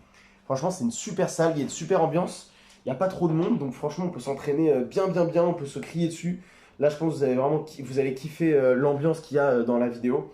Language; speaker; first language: French; native; French